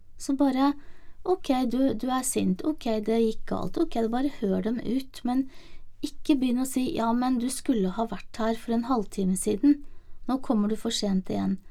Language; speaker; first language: Norwegian; native; Norwegian